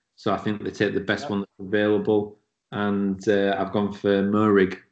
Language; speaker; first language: English; native; English